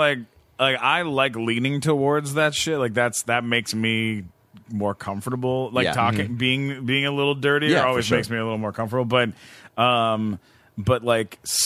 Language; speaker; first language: English; native; English